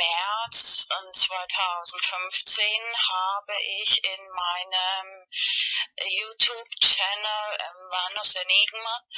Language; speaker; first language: German; non-native, learner; Spanish